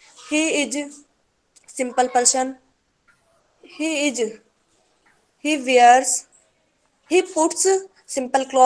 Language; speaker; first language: English; non-native, learner; Hindi